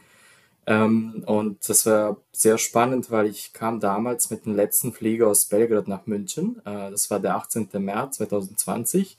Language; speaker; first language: German; non-native, fluent; Serbian